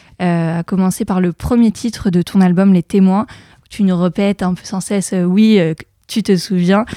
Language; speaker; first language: French; native; French